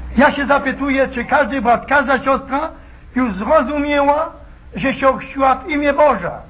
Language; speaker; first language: Polish; early bilingual, heritage; Polish